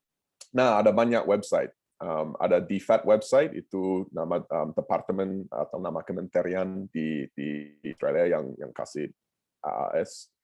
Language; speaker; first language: Indonesian; non-native, fluent; English